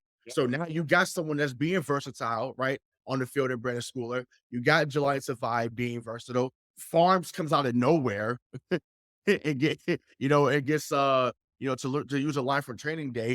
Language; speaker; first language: English; native; English